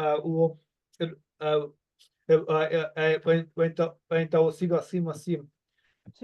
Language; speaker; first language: Portuguese; non-native, learner; German